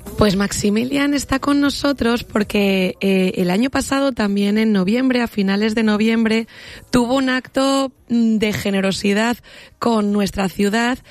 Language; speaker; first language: Spanish; native; Spanish